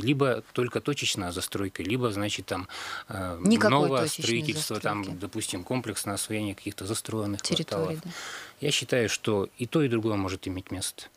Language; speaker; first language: Russian; native; Russian